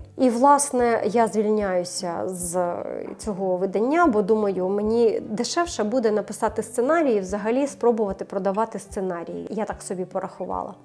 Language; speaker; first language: Ukrainian; non-native, local second language; Russian